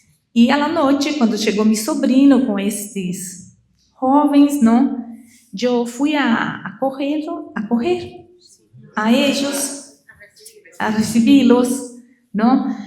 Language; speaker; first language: Spanish; non-native, learner; Portuguese